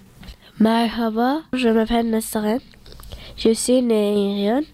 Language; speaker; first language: French; non-native, learner; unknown